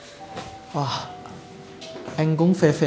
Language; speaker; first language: Vietnamese; non-native, fluent; Chinese